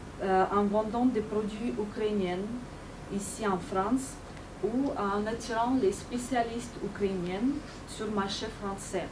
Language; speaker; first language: French; non-native, fluent; Ukrainian